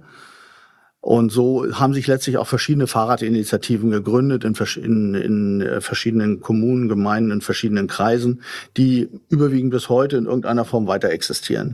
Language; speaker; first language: German; native; German